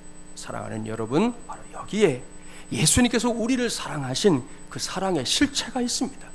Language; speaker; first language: Korean; native; Korean